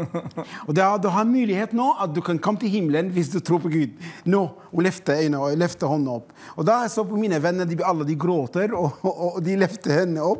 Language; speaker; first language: Swedish; non-native, fluent; Arabic